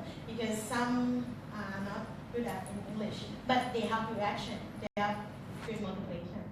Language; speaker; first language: English; non-native, fluent; Thai